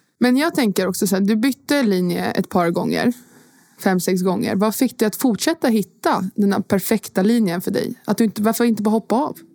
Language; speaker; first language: Swedish; early bilingual, other home language; Serbian